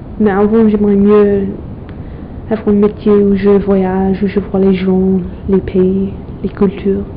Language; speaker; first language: French; non-native, fluent; English